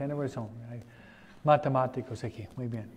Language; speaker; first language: Spanish; non-native, fluent; English